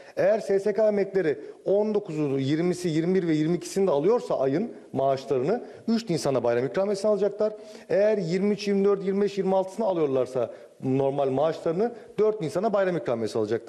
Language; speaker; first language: Turkish; native; Turkish